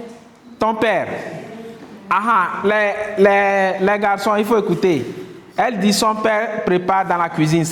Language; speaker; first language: French; non-native, local second language; Kinyarwanda